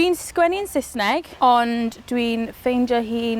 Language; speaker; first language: Welsh; non-native, local second language; English